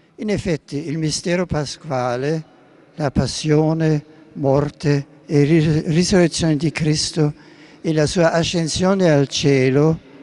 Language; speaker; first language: Italian; non-native, fluent; German